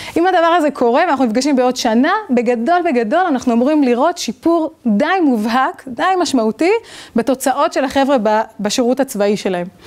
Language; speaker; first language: Hebrew; native; Hebrew